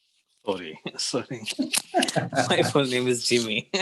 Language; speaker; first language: English; non-native, learner; Urdu